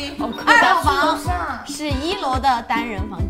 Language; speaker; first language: Chinese; native; Chinese